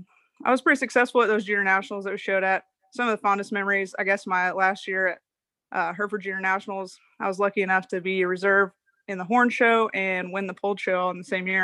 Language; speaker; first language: English; native; English